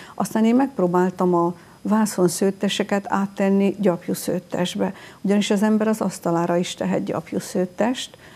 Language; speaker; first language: Hungarian; native; Hungarian